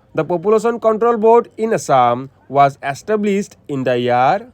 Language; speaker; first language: English; non-native, local second language; Assamese